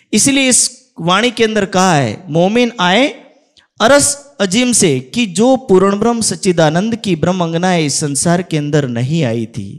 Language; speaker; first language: Hindi; native; Hindi